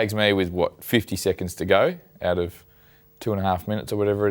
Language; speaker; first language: English; native; English